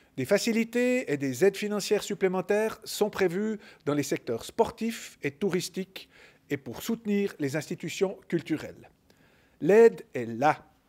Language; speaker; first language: French; native; French